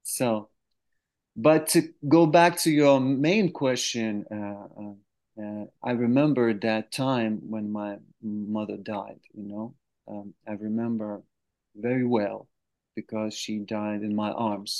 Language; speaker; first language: English; non-native, fluent; Arabic